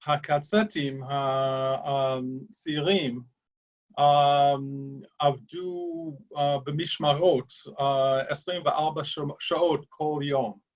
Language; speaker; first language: Hebrew; non-native, fluent; English